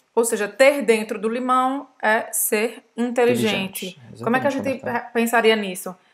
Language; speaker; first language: Portuguese; native; Portuguese